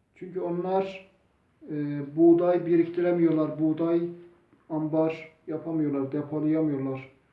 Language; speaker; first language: Turkish; non-native, local second language; Zaza